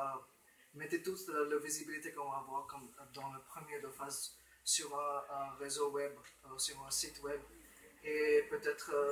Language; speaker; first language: French; non-native, fluent; Romanian